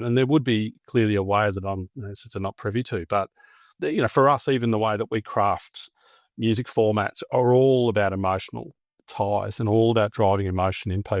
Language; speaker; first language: English; native; English